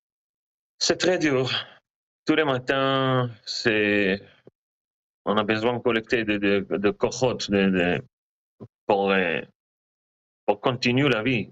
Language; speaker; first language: French; non-native, learner; Hebrew